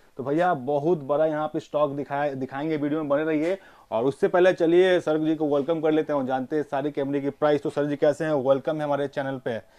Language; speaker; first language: Hindi; native; Hindi